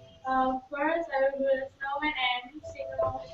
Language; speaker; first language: English; non-native, learner; Indonesian